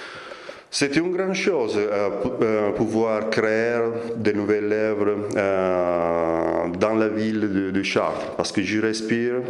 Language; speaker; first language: French; non-native, fluent; Italian